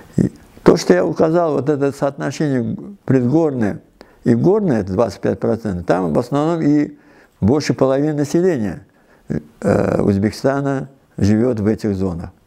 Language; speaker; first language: Russian; non-native, local second language; Uzbek